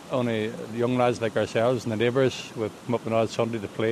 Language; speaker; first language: English; native; English